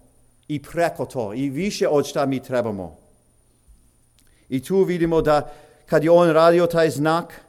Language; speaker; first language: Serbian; early bilingual, heritage; English